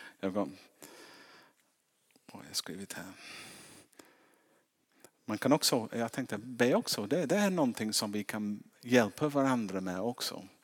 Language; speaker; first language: Swedish; non-native, fluent; English